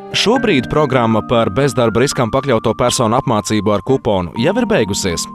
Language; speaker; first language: Latvian; native; Latvian